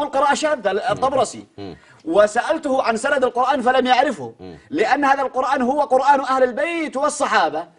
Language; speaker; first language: Arabic; native; Arabic